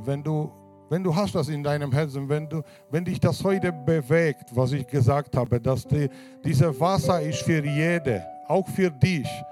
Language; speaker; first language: German; non-native, fluent; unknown